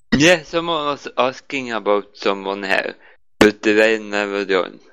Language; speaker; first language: English; non-native, learner; Norwegian